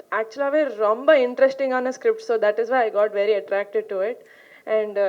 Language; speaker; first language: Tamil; non-native, learner; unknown